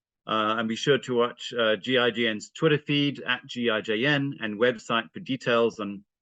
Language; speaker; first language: English; native; English